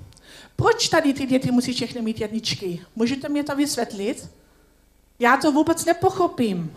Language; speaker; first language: Czech; non-native, learner; Dutch